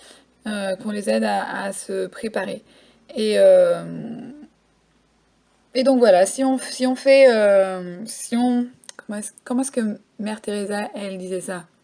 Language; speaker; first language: French; native; French